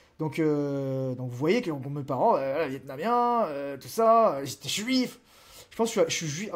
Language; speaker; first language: French; native; French